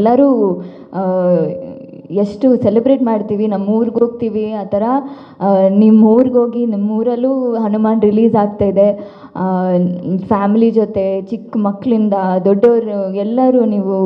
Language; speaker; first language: Kannada; non-native, local second language; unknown